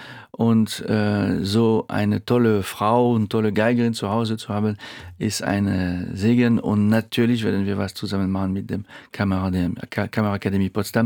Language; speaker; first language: German; non-native, fluent; French